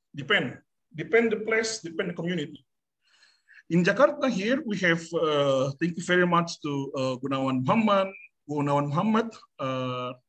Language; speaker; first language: English; non-native, fluent; Indonesian